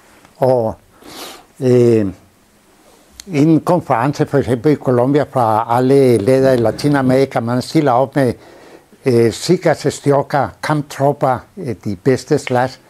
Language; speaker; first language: Danish; non-native, fluent; Spanish